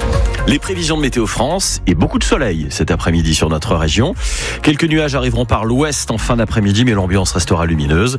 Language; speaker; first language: French; native; French